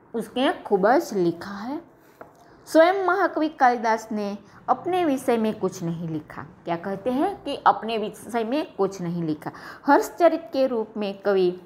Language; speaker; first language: Hindi; non-native, local second language; Gujarati